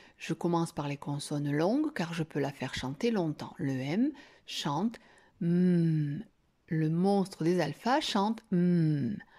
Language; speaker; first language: French; native; French